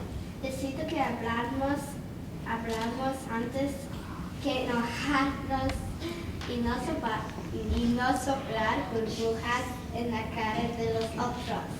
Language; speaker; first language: Spanish; non-native, learner; English